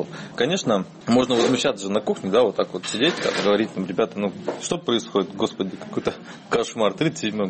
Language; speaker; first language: Russian; native; Russian